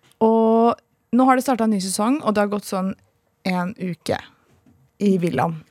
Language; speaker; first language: Norwegian; native; Norwegian